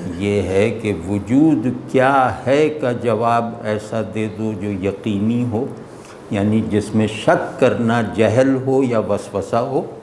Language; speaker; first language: Urdu; native; Urdu